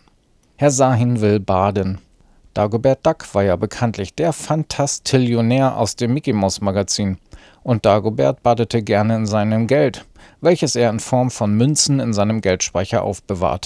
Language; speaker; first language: German; native; German